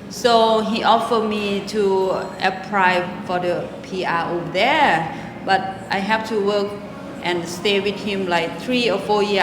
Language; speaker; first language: English; non-native, local second language; Thai